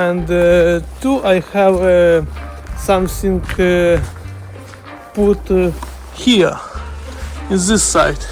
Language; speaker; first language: English; non-native, learner; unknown